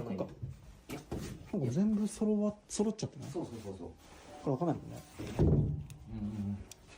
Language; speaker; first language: Japanese; native; Japanese